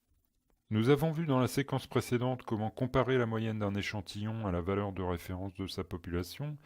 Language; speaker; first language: French; native; French